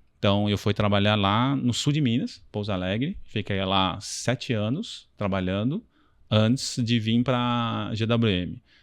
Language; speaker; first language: Portuguese; non-native, fluent; Chinese